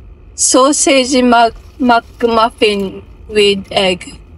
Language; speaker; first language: Japanese; non-native, fluent; Filipino